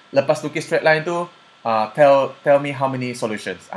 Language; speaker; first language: English; non-native, local second language; Chinese